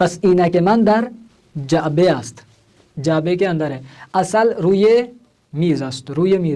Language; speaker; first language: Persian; non-native, fluent; Urdu